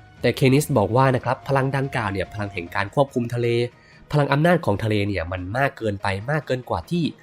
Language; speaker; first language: Thai; native; Thai